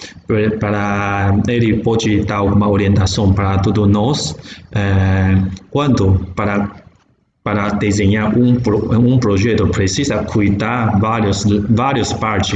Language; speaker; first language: Portuguese; non-native, learner; Chinese